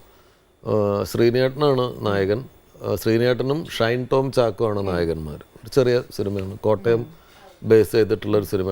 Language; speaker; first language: Malayalam; native; Malayalam